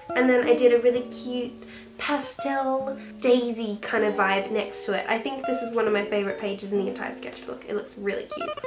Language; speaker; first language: English; native; English